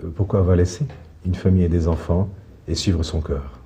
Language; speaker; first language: French; non-native, local second language; Arabic